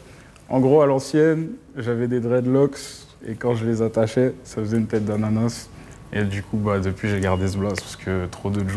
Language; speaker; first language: French; native; French